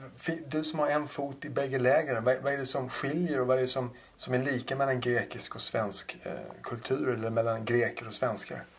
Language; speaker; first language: Swedish; native; Swedish